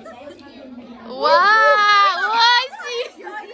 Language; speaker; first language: Japanese; non-native, learner; Nepali